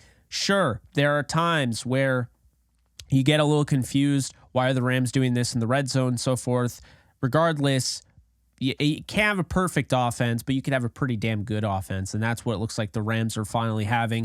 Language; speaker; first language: English; native; English